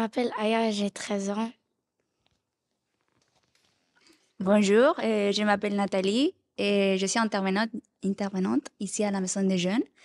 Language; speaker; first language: French; non-native, learner; Spanish